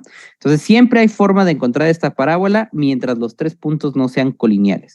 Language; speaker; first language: Spanish; native; Spanish